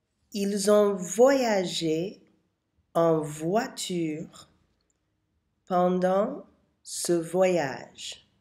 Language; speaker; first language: French; non-native, fluent; English